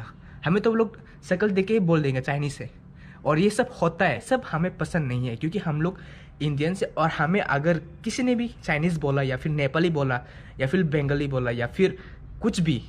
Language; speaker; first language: Hindi; non-native, local second language; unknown